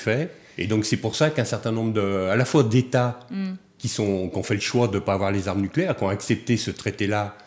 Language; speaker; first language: French; native; French